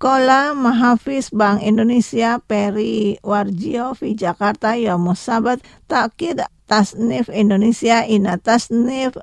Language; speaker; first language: Arabic; non-native, fluent; Indonesian